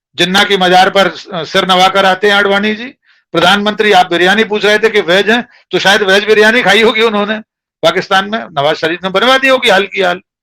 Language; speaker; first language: Hindi; native; Hindi